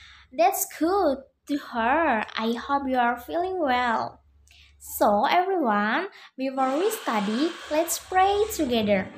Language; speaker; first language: English; non-native, learner; Indonesian